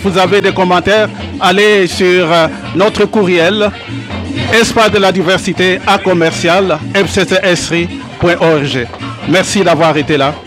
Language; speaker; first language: French; native; French